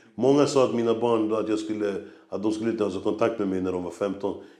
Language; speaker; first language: Swedish; native; Swedish